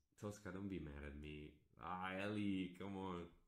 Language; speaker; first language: English; non-native, fluent; Italian